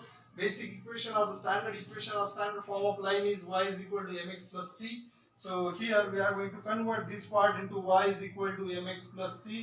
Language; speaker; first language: English; non-native, local second language; Marathi